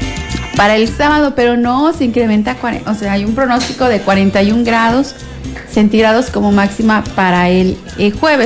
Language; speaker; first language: Spanish; native; Spanish